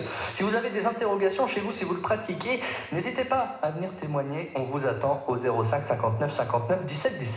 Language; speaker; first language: French; native; French